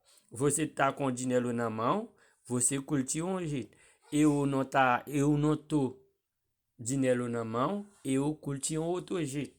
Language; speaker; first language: Portuguese; non-native, learner; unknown